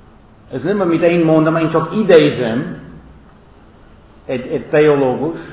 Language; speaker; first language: Hungarian; non-native, fluent; English